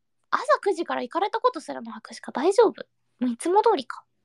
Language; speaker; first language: Japanese; early bilingual, heritage; Japanese